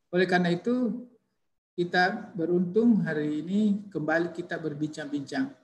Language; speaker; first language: Indonesian; native; Indonesian